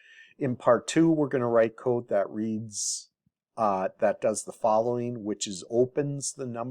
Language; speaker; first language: English; native; English